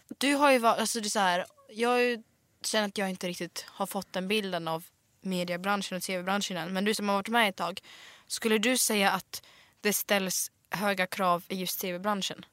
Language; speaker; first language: Swedish; early bilingual, other home language; Russian